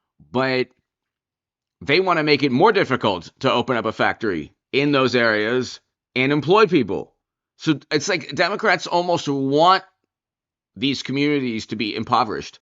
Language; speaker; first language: English; native; English